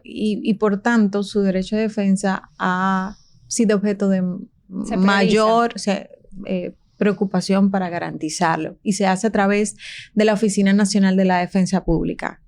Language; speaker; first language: Spanish; native; Spanish